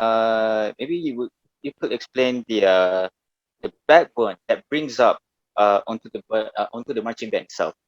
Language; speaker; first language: English; non-native, local second language; Malay